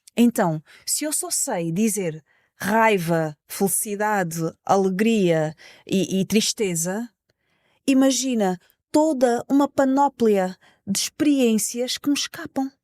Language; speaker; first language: Portuguese; native; Portuguese